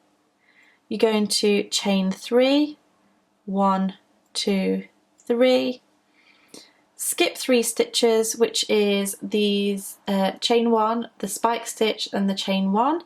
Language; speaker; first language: English; native; English